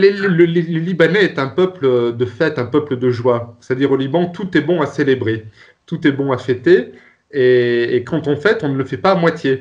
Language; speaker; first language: French; native; French